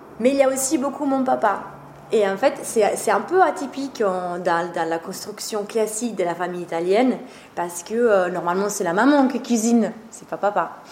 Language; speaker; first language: French; non-native, fluent; Italian